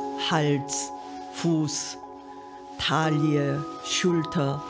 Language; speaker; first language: German; non-native, fluent; Korean